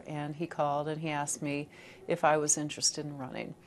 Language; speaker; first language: English; native; English